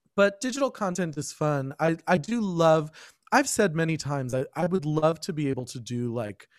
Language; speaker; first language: English; native; English